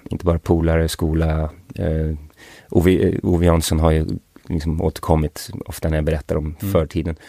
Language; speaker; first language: Swedish; early bilingual, other home language; English